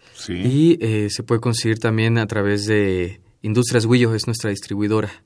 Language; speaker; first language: Spanish; native; Spanish